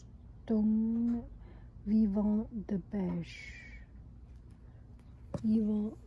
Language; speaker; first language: French; non-native, fluent; Chinese